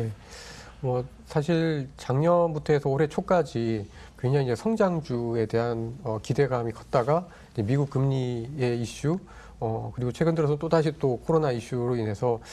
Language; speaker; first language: Korean; native; Korean